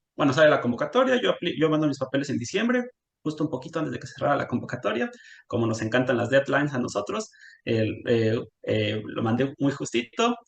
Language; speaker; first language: Spanish; native; Spanish